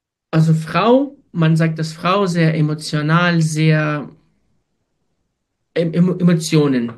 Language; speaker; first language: German; non-native, fluent; Ukrainian